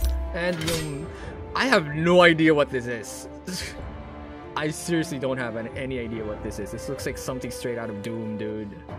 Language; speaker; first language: English; non-native, local second language; Filipino